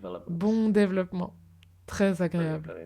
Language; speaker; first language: French; non-native, fluent; German